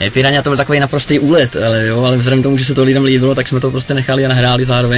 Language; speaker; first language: Czech; native; Czech